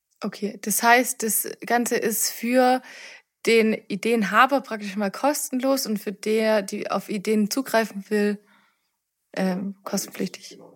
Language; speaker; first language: German; native; German